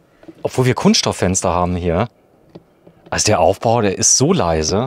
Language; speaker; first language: German; native; German